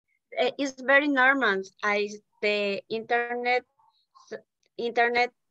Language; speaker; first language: English; non-native, learner; Spanish